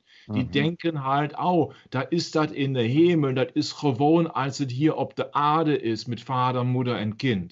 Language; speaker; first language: Dutch; non-native, learner; German